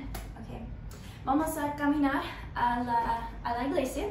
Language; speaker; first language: Spanish; non-native, learner; English